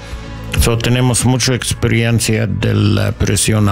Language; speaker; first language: Spanish; non-native, learner; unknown